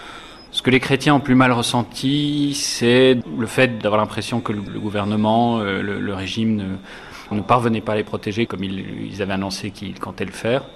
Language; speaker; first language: French; native; French